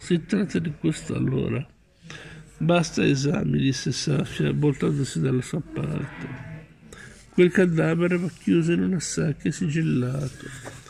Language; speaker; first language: Italian; native; Italian